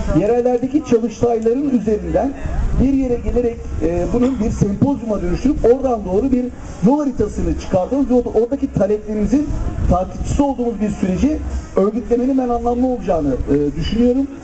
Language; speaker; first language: Turkish; native; Turkish